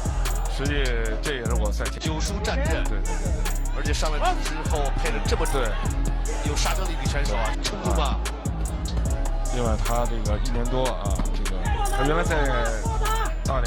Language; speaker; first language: Chinese; native; Chinese